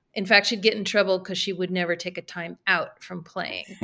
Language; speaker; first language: English; native; English